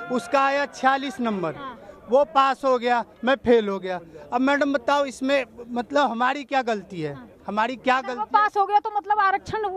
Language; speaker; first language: Hindi; native; Hindi